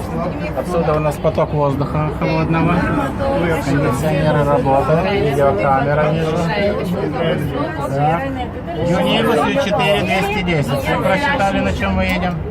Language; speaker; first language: Russian; native; Russian